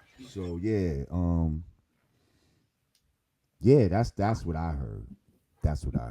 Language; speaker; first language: English; native; English